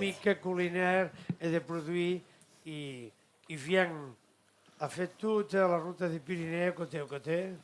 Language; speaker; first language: French; non-native, fluent; Catalan